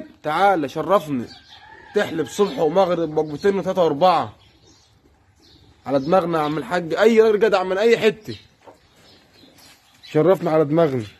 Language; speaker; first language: Arabic; native; Arabic